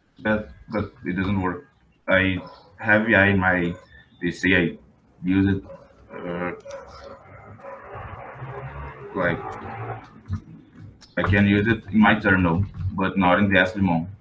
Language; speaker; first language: English; non-native, fluent; Portuguese